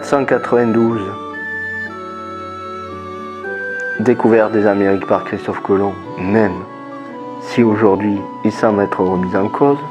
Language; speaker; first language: French; native; French